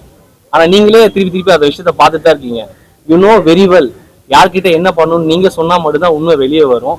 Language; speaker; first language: Tamil; native; Tamil